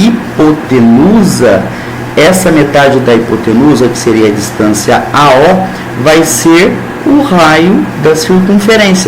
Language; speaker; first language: Portuguese; native; Portuguese